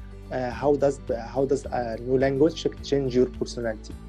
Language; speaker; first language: English; non-native, learner; Arabic